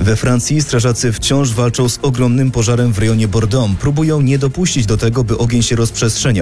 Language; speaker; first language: Polish; native; Polish